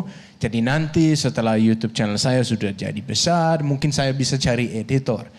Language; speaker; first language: Indonesian; non-native, learner; Danish